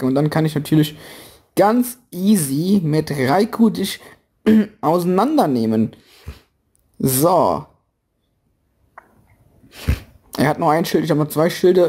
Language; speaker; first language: German; native; German